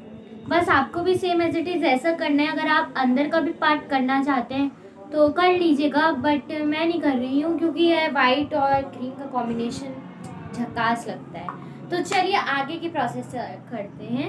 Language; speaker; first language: Hindi; native; Hindi